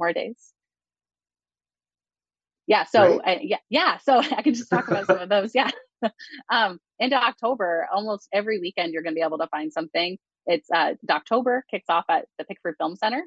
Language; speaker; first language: English; native; English